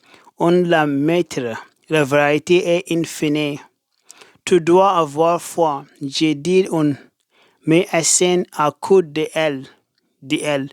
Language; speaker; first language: French; non-native, learner; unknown